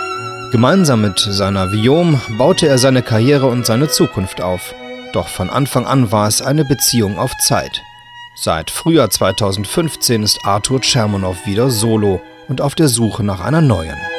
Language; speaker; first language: German; native; German